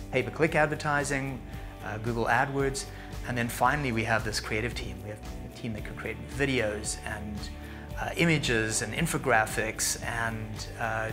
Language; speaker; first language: English; native; English